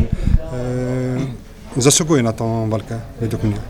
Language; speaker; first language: Polish; non-native, learner; French